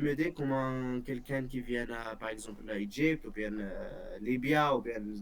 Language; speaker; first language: French; non-native, local second language; Berber languages